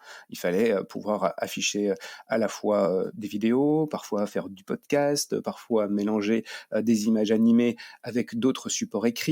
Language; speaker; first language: French; native; French